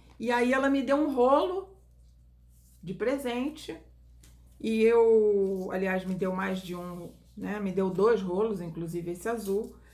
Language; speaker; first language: Portuguese; native; Portuguese